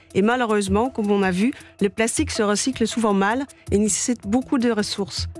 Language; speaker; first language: French; non-native, fluent; Dutch